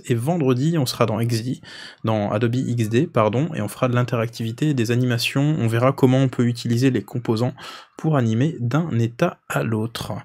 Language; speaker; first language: French; native; French